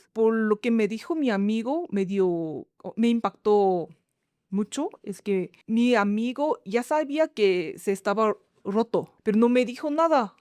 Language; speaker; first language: Spanish; non-native, learner; Korean